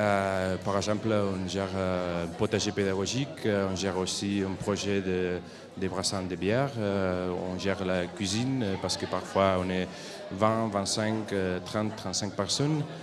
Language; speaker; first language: French; non-native, fluent; Catalan